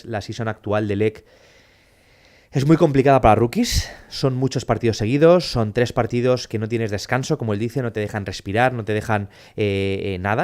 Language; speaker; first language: Spanish; native; Spanish